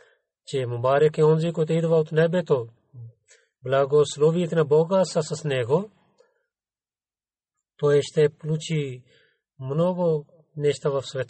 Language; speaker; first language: Bulgarian; non-native, learner; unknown